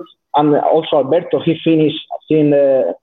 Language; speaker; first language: English; non-native, learner; Spanish